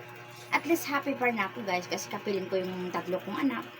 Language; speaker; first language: Filipino; native; Filipino